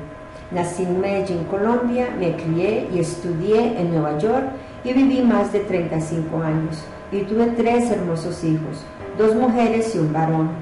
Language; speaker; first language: Spanish; early bilingual, heritage; Spanish